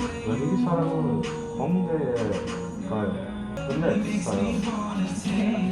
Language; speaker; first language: Korean; non-native, learner; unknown